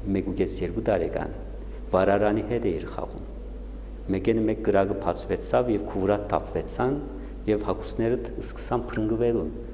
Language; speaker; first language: Armenian; native; Armenian